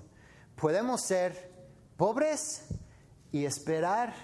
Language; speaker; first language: Spanish; non-native, fluent; English